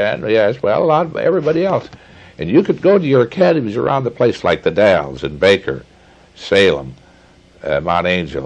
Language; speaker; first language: English; native; English